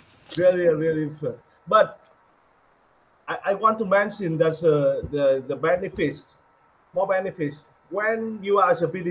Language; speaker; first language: English; non-native, learner; Vietnamese